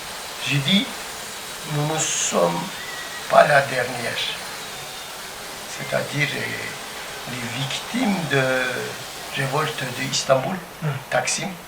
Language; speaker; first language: French; non-native, fluent; Turkish